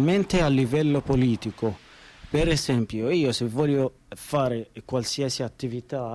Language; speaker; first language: Italian; non-native, learner; Arabic